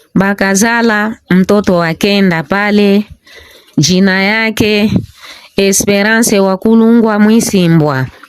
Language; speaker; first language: Swahili; non-native, local second language; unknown